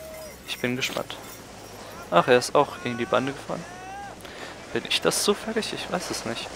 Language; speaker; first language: German; native; German